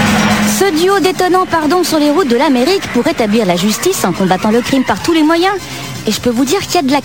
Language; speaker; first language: French; native; French